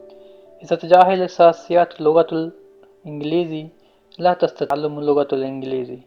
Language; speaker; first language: Arabic; non-native, learner; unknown